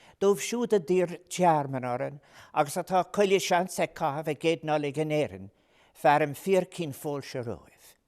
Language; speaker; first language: Irish; non-native, local second language; English